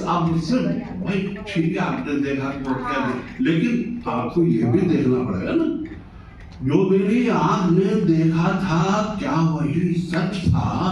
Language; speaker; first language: Hindi; native; Hindi